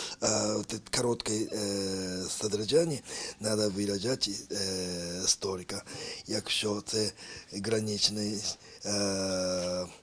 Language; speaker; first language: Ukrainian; non-native, learner; Japanese